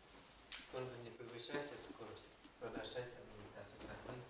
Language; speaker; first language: Russian; non-native, fluent; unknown